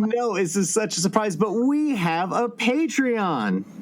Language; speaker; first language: English; native; English